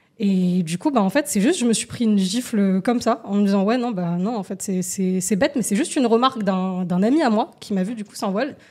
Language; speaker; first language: French; native; French